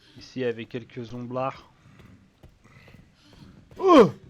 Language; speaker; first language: French; native; French